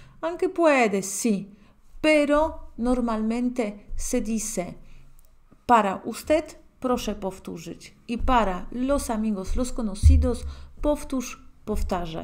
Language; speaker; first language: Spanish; non-native, fluent; Polish